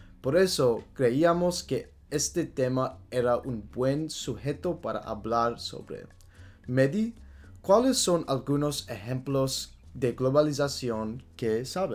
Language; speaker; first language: Spanish; non-native, learner; English